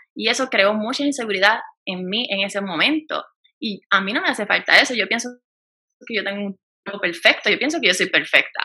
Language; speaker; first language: Spanish; native; Spanish